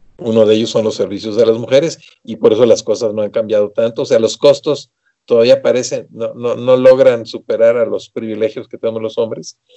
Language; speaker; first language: Spanish; native; Spanish